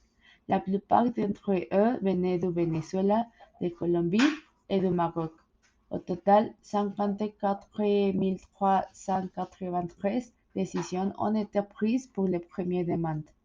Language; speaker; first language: French; non-native, learner; Spanish